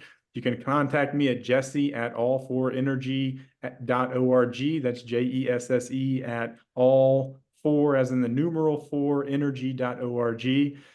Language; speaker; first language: English; native; English